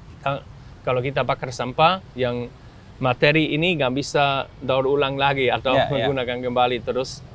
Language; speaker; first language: Indonesian; non-native, fluent; German